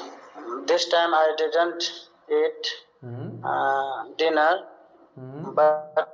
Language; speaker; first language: English; non-native, learner; Hindi